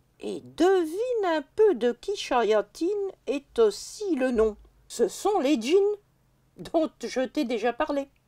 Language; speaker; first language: French; native; French